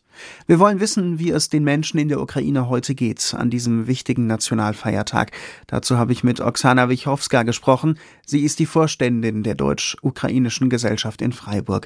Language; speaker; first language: German; native; German